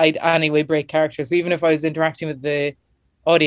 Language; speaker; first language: English; native; English